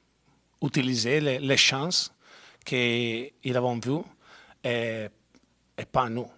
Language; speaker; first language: French; non-native, learner; Spanish